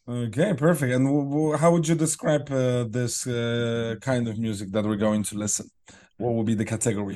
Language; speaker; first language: English; non-native, fluent; Polish